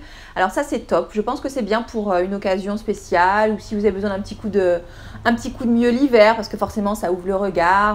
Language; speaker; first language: French; native; French